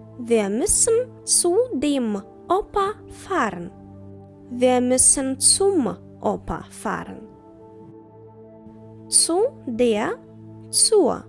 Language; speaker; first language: German; non-native, fluent; Ukrainian